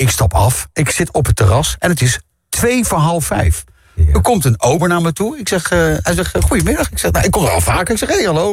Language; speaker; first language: Dutch; native; Dutch